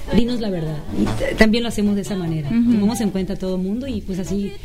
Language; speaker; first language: Spanish; native; Spanish